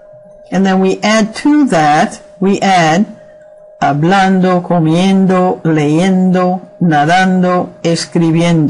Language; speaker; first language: Spanish; non-native, fluent; English